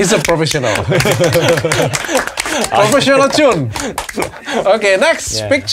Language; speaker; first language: English; non-native, learner; Indonesian